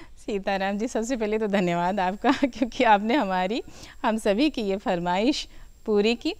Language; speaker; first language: Hindi; native; Hindi